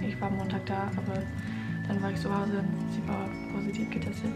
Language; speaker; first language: German; non-native, learner; English